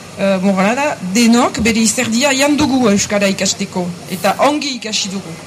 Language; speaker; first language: Basque; non-native, local second language; French